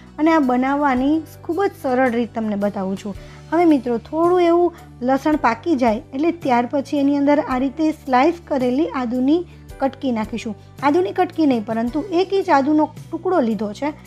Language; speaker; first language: Gujarati; native; Gujarati